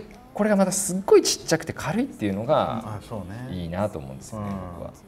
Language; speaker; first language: Japanese; native; Japanese